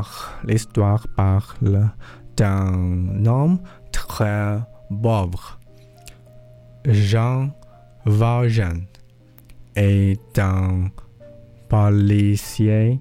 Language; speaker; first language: French; non-native, learner; English